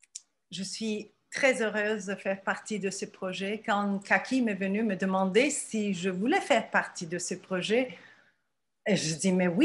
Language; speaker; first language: French; non-native, fluent; Turkish